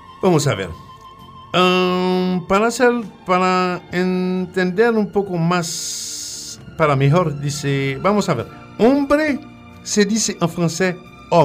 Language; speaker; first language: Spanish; non-native, fluent; French